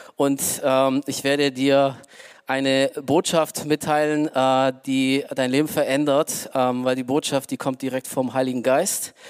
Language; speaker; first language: German; early bilingual, other home language; Romanian